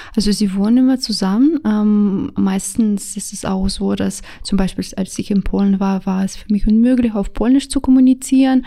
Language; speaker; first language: German; non-native, fluent; Russian